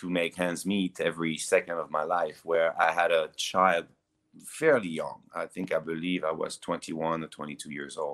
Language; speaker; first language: English; non-native, fluent; French